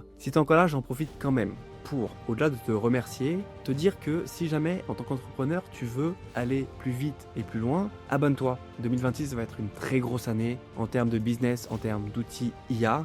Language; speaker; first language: French; native; French